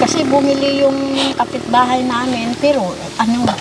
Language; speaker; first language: Filipino; non-native, local second language; Pangasinan